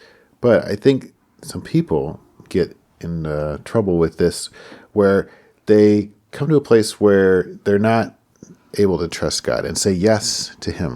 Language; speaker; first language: English; native; English